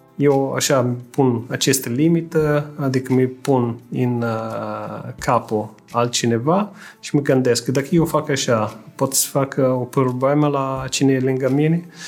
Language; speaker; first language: Romanian; non-native, fluent; Italian